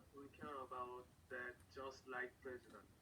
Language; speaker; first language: English; non-native, learner; Korean